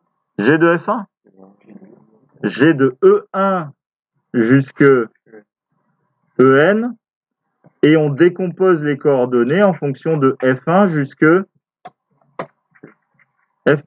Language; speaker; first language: French; native; French